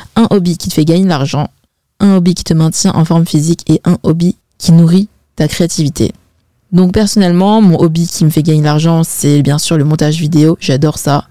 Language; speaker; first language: French; early bilingual, other home language; Chinese